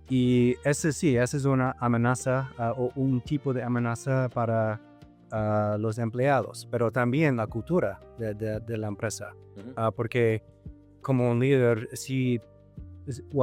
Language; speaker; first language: Spanish; non-native, fluent; English